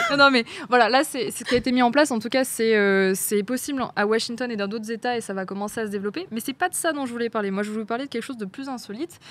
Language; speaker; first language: French; native; French